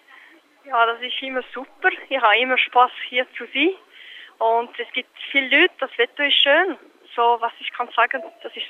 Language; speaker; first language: German; non-native, local second language; French